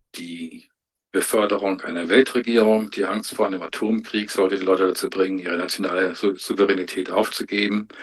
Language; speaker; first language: German; native; German